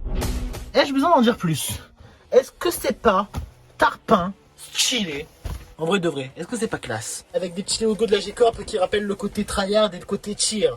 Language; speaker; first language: French; native; French